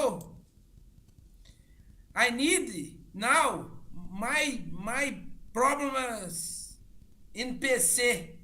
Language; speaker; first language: English; non-native, learner; Portuguese